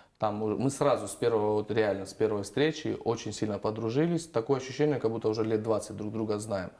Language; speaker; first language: Russian; non-native, local second language; Armenian